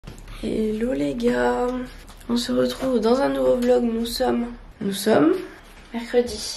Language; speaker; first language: French; native; French